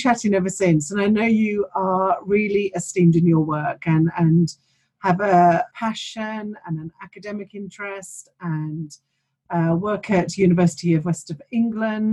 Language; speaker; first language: English; native; English